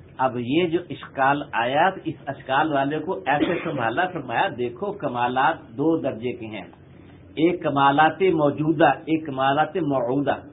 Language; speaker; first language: Urdu; non-native, local second language; Pashto